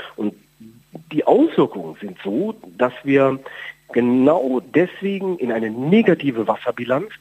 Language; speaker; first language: German; native; German